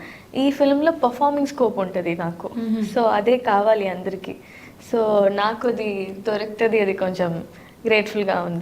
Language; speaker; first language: Telugu; non-native, learner; Tamil